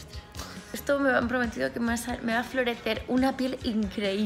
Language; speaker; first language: Spanish; native; Spanish